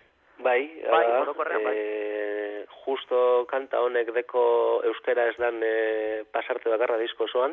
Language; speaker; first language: Basque; native; Basque